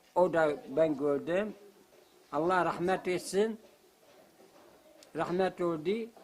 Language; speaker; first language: Turkish; non-native, local second language; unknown